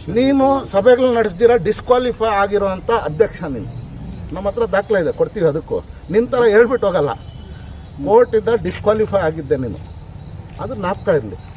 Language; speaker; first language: Kannada; non-native, local second language; Urdu